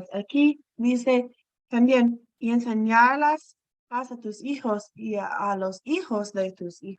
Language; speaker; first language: Spanish; non-native, fluent; English